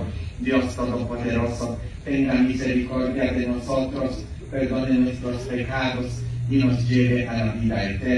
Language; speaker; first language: Spanish; non-native, fluent; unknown